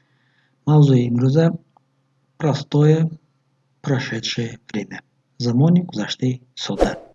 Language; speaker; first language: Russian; non-native, local second language; Tajik